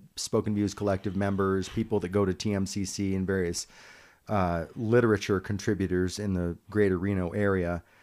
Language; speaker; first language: English; native; English